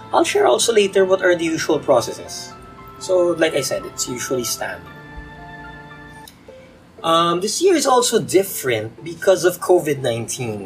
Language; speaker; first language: English; non-native, local second language; Filipino